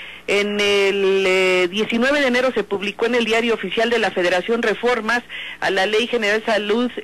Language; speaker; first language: Spanish; native; Spanish